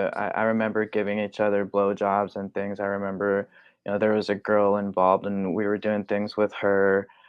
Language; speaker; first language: English; native; English